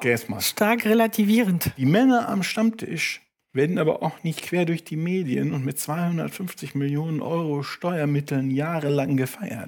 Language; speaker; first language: German; native; German